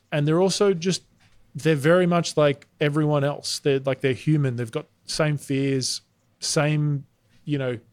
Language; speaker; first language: English; native; English